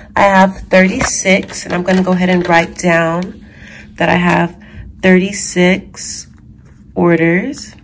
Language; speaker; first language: English; native; English